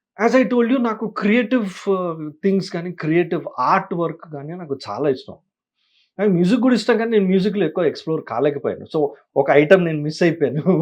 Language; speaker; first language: Telugu; native; Telugu